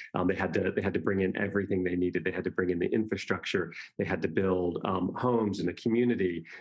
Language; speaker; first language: English; native; English